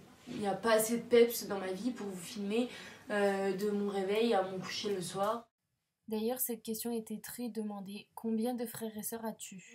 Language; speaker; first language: French; native; French